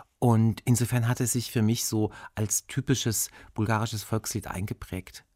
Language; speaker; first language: German; early bilingual, other home language; Bulgarian